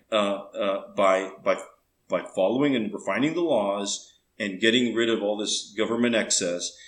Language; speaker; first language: English; early bilingual, other home language; Spanish